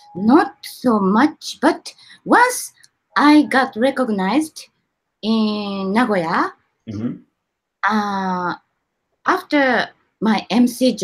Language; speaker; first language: English; non-native, learner; Japanese